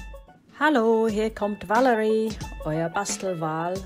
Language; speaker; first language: German; non-native, fluent; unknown